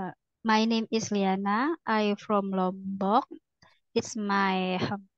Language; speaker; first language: English; non-native, learner; Indonesian